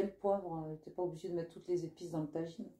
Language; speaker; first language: French; native; French